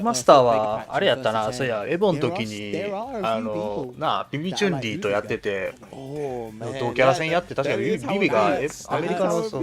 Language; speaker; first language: Japanese; native; Japanese